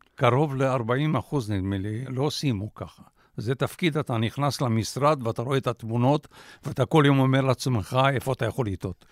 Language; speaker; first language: Hebrew; non-native, fluent; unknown